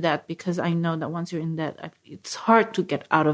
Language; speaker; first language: English; non-native, local second language; Filipino